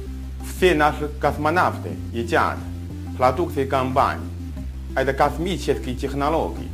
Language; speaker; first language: Russian; non-native, learner; Chinese